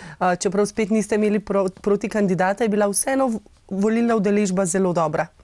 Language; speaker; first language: Slovenian; native; Slovenian